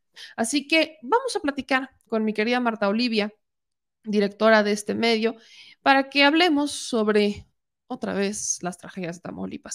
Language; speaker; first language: Spanish; native; Spanish